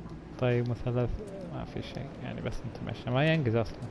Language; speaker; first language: Arabic; native; Arabic